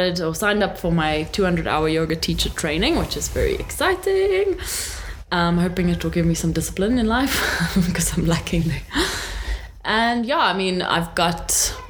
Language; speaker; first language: English; native; English